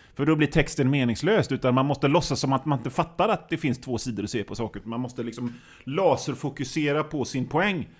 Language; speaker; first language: Swedish; native; Swedish